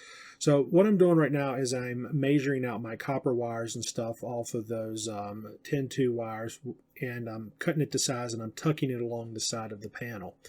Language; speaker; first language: English; native; English